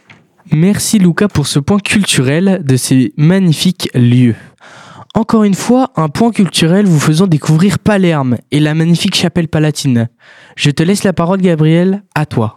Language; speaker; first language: French; native; French